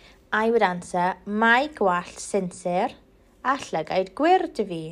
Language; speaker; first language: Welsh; non-native, local second language; English